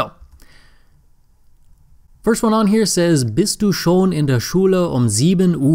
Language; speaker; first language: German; non-native, fluent; English